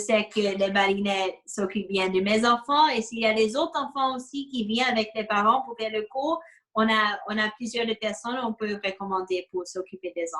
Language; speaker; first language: French; non-native, fluent; English